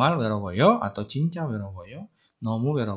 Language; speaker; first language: Korean; non-native, fluent; Indonesian